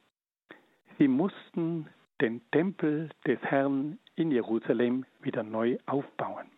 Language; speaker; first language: German; native; German